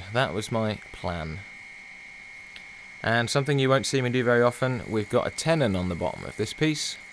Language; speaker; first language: English; native; English